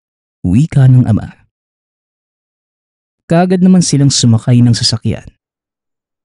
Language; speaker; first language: Filipino; native; Filipino